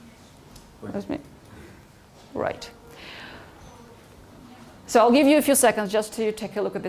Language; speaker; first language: English; non-native, fluent; Hebrew